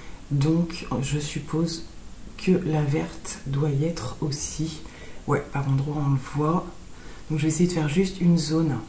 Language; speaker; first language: French; native; French